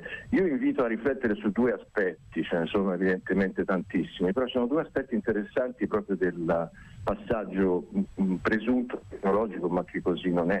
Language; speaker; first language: Italian; native; Italian